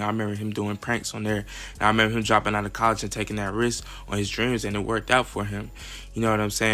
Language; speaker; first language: English; native; English